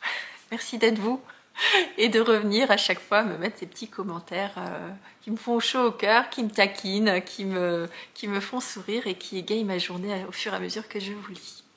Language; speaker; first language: French; native; French